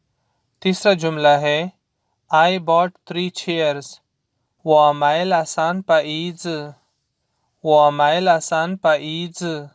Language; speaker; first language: Chinese; non-native, learner; Urdu